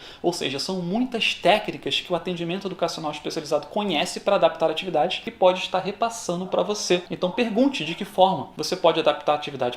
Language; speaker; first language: Portuguese; native; Portuguese